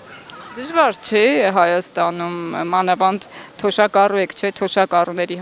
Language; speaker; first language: Armenian; native; Armenian